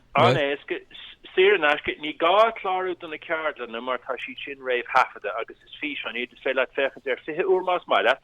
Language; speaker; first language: Irish; native; Irish